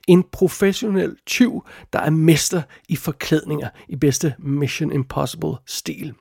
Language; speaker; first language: Danish; native; Danish